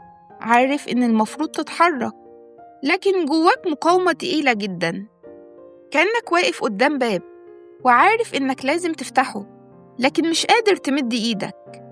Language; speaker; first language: Arabic; native; Arabic